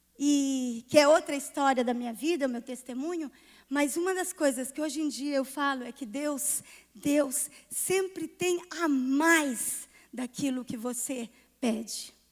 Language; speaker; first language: Portuguese; native; Portuguese